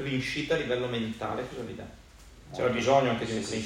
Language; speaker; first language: Italian; native; Italian